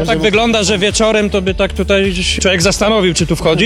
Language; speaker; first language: Polish; native; Polish